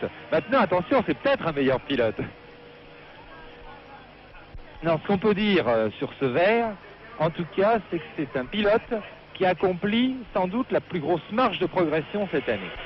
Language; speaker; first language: French; native; French